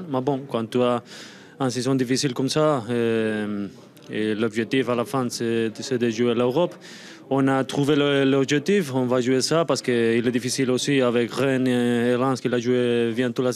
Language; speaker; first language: French; non-native, fluent; Spanish